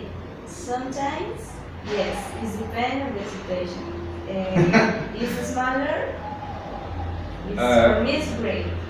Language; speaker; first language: English; non-native, learner; Spanish